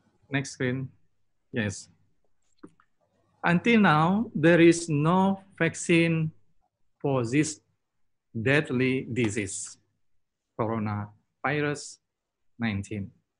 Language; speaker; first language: English; non-native, fluent; Indonesian